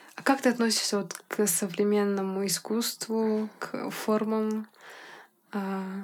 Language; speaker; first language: Russian; non-native, local second language; Yakut